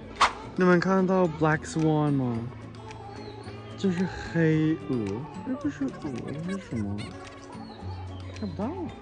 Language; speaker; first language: Chinese; non-native, fluent; Thai